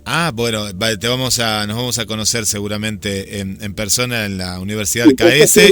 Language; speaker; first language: Spanish; native; Spanish